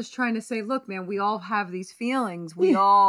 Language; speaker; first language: English; early bilingual, other home language; Spanish